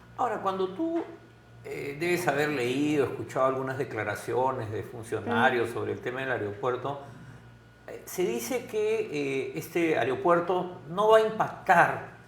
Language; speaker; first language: Spanish; native; Spanish